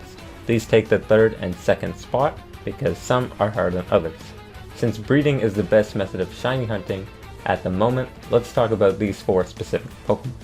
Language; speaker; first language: English; native; English